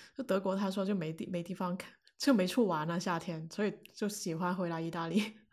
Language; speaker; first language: Chinese; non-native, local second language; Cantonese